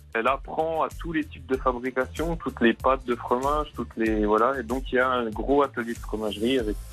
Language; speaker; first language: French; native; French